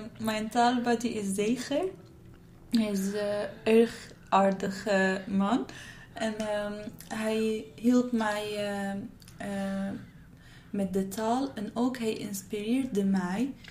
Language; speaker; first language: Dutch; non-native, learner; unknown